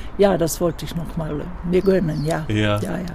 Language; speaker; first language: German; non-native, fluent; Croatian